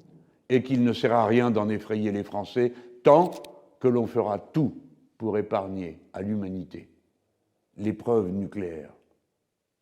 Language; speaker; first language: French; native; French